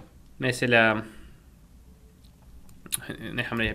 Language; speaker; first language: Turkish; non-native, fluent; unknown